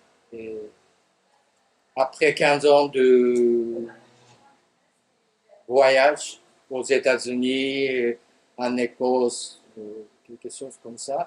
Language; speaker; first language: French; non-native, fluent; Japanese